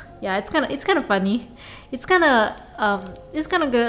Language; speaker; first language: English; non-native, local second language; Chinese